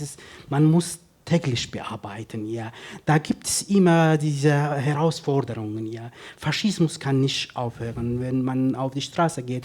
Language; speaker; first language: German; non-native, fluent; Kurdish